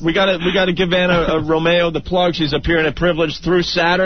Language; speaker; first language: English; native; English